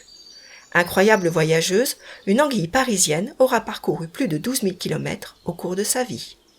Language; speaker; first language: French; native; French